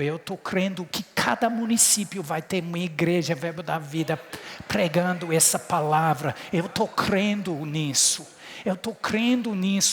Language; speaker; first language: Portuguese; non-native, fluent; English